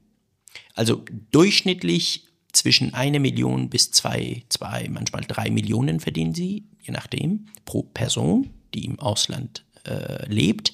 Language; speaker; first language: German; non-native, fluent; Persian